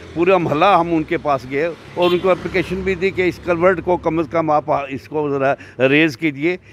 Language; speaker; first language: Hindi; native; Hindi